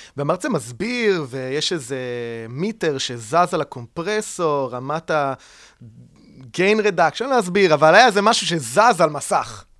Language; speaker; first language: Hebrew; non-native, fluent; Italian